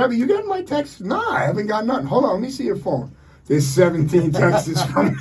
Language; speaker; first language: English; native; English